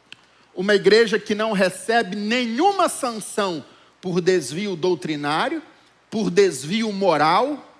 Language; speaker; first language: Portuguese; native; Portuguese